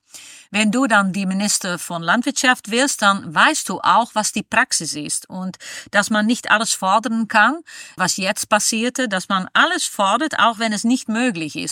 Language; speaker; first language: German; non-native, fluent; Dutch